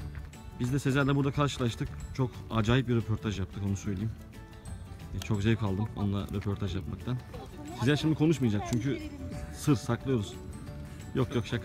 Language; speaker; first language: Turkish; native; Turkish